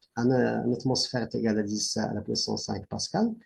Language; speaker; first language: French; non-native, local second language; Arabic